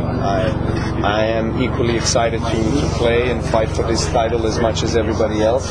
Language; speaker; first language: English; non-native, fluent; Serbian